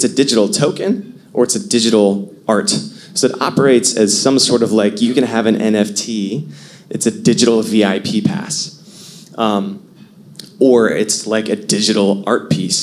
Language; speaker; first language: English; native; English